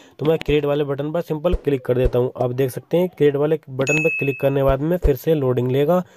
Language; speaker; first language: Hindi; native; Hindi